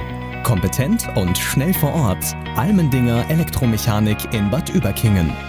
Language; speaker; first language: German; native; German